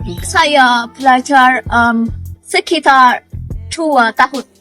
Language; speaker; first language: Indonesian; non-native, learner; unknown